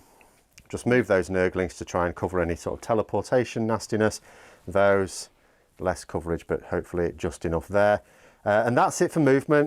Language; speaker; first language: English; native; English